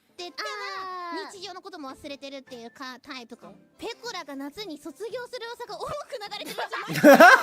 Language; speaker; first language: Japanese; native; Japanese